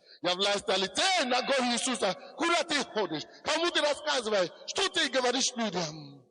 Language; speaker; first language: Russian; non-native, fluent; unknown